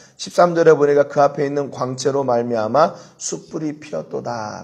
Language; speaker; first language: Korean; native; Korean